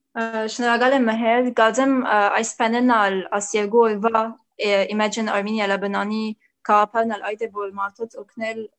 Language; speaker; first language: Armenian; early bilingual, heritage; Armenian